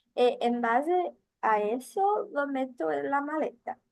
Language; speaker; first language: Spanish; non-native, fluent; Portuguese